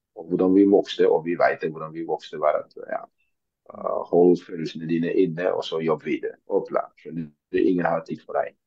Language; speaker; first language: Norwegian; early bilingual, other home language; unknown